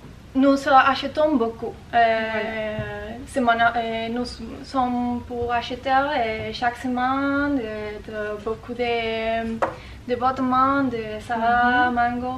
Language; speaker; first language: French; non-native, learner; Spanish